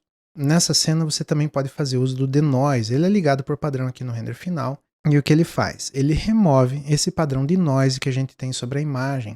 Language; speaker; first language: Portuguese; native; Portuguese